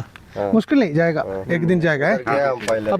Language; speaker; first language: Hindi; non-native, learner; Malayalam